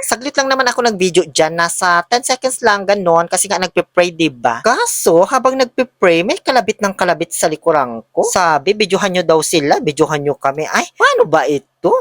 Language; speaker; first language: Filipino; non-native, local second language; Pangasinan